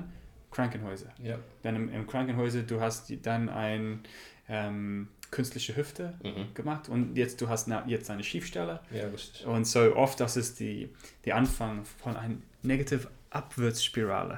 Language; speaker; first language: German; non-native, learner; English